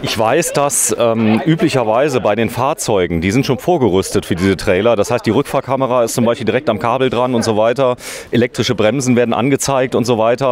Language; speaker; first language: German; native; German